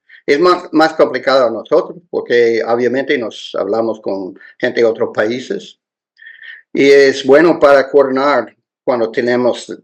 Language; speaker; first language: Spanish; non-native, learner; English